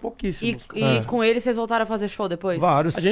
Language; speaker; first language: Portuguese; native; Portuguese